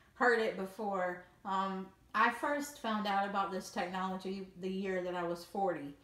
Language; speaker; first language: English; native; English